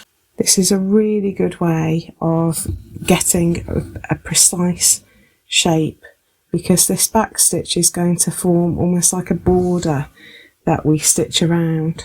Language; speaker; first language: English; native; English